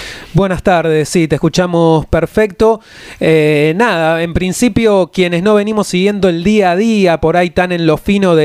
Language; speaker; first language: Spanish; native; Spanish